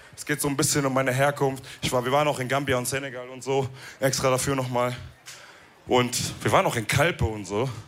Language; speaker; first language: German; early bilingual, other home language; Wolof